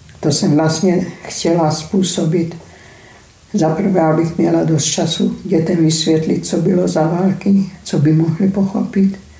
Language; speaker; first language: Czech; non-native, fluent; Hungarian